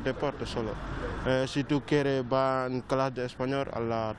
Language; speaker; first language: Spanish; non-native, learner; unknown